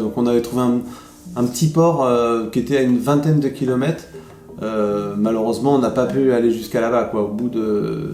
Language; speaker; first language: French; native; French